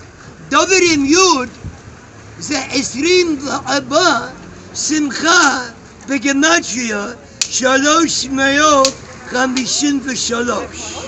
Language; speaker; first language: Hebrew; non-native, learner; English